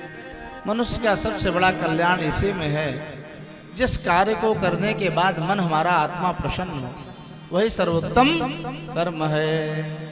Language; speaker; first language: Hindi; native; Hindi